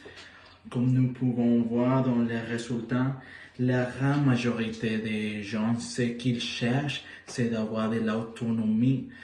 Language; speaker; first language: French; non-native, learner; Spanish